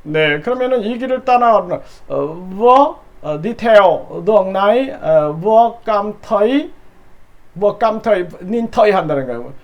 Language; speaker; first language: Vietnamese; non-native, learner; Korean